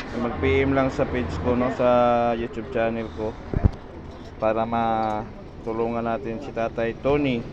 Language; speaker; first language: Filipino; non-native, local second language; Hiligaynon